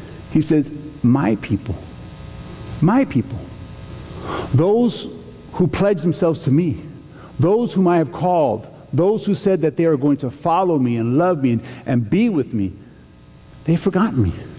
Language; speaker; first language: English; native; English